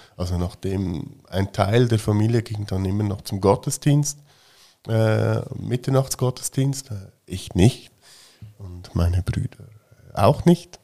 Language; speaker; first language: German; native; German